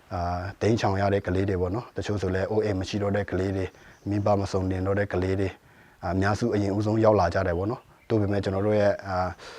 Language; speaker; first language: Burmese; non-native, local second language; Pa'o Karen